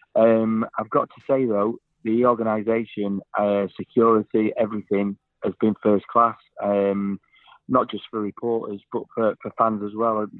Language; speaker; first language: English; native; English